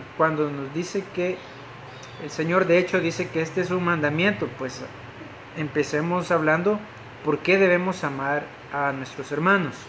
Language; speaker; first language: Spanish; native; Spanish